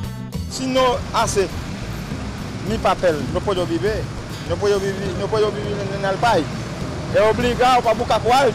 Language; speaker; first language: Spanish; non-native, learner; Haitian Creole